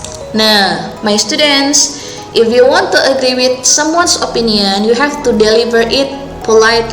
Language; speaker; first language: English; non-native, local second language; Indonesian